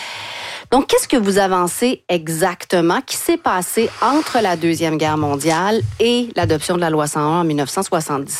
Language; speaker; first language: French; native; French